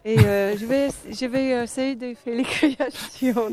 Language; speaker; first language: French; non-native, fluent; English